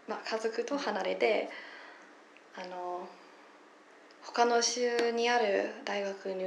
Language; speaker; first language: Japanese; non-native, fluent; English